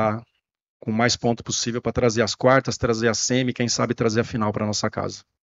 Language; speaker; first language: Portuguese; native; Portuguese